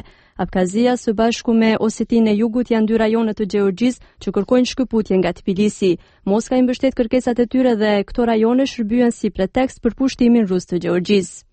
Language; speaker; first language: Albanian; native; Albanian